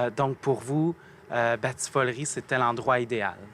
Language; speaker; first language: French; native; French